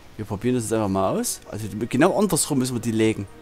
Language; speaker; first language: German; native; German